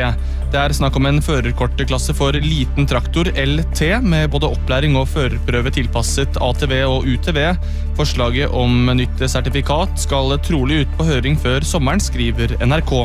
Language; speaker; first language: Norwegian; native; Norwegian